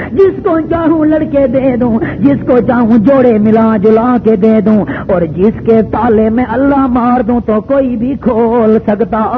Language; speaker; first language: Urdu; non-native, local second language; Pashto